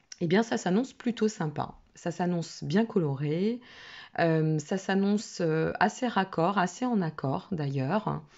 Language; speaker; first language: French; native; French